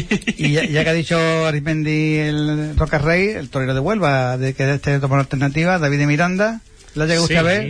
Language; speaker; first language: Spanish; native; Spanish